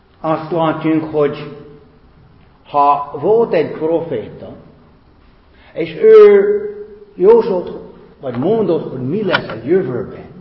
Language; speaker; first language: Hungarian; non-native, fluent; English